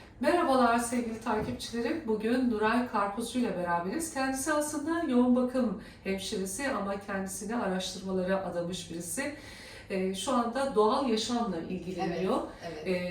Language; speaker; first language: Turkish; native; Turkish